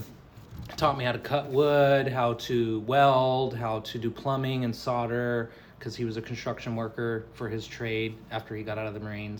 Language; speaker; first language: English; native; English